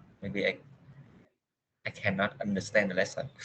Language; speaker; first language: English; non-native, learner; Vietnamese